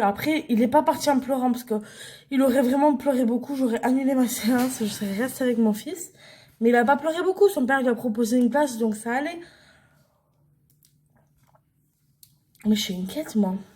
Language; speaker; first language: French; native; French